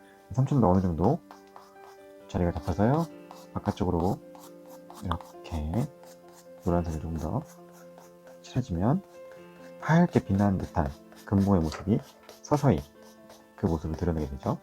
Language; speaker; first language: Korean; native; Korean